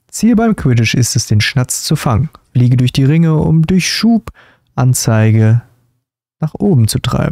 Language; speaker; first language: German; native; German